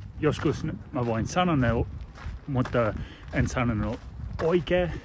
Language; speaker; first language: Finnish; non-native, learner; English